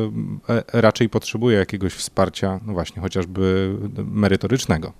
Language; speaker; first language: Polish; native; Polish